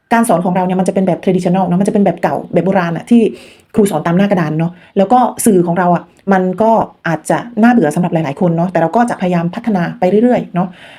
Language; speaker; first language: Thai; non-native, local second language; Khmer